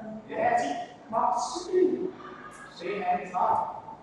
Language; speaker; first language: English; non-native, learner; Vietnamese